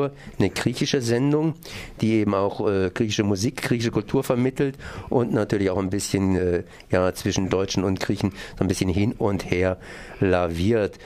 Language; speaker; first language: German; native; German